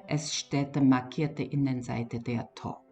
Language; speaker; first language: German; non-native, learner; Korean